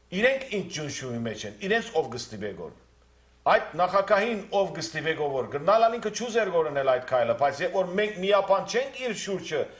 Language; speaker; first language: Armenian; native; Armenian